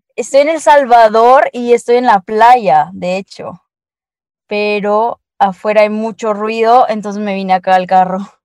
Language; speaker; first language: Spanish; native; Spanish